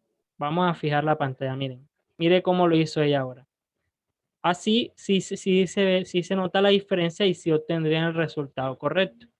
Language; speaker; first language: Spanish; native; Spanish